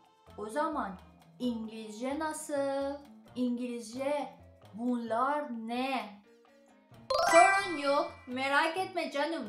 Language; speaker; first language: Turkish; non-native, learner; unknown